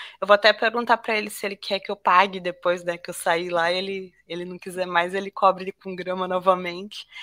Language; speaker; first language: Portuguese; native; Portuguese